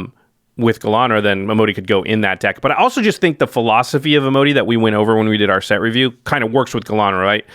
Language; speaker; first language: English; native; English